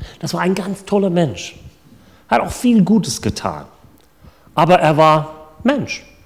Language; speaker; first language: German; non-native, fluent; English